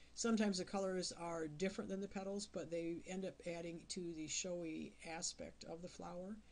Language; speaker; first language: English; native; English